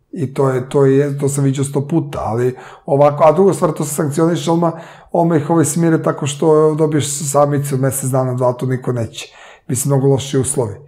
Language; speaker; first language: Serbian; native; Serbian